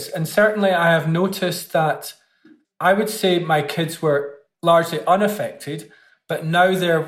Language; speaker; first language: English; native; English